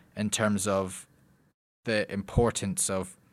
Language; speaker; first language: English; native; English